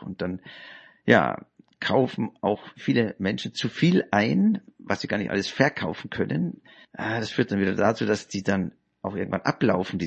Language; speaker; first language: German; native; German